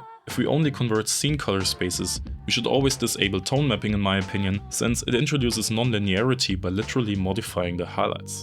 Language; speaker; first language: English; non-native, fluent; German